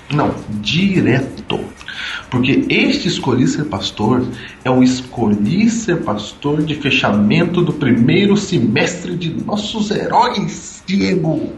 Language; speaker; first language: Portuguese; native; Portuguese